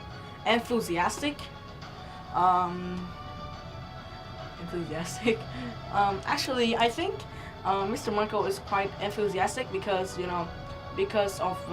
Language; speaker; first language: English; non-native, learner; Vietnamese